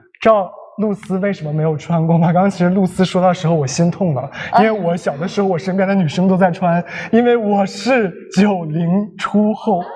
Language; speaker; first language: Chinese; native; Chinese